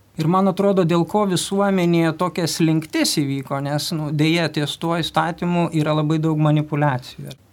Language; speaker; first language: Lithuanian; native; Lithuanian